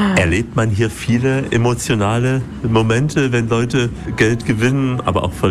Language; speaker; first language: German; native; German